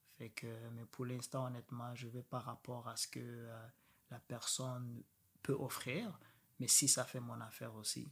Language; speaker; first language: French; non-native, local second language; Rundi